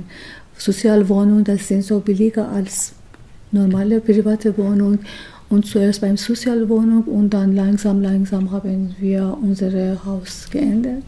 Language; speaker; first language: German; non-native, learner; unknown